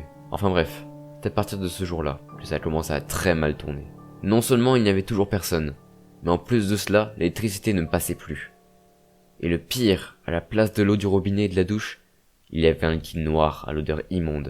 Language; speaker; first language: French; native; French